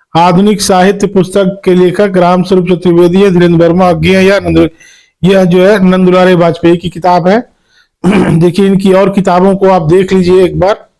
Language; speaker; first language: Hindi; native; Hindi